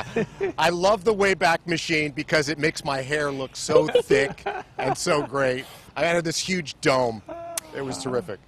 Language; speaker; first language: English; native; English